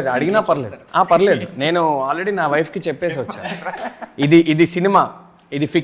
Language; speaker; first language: Telugu; native; Telugu